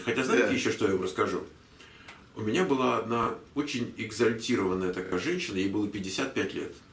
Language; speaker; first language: Russian; native; Russian